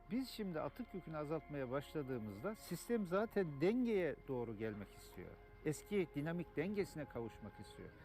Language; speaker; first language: Turkish; native; Turkish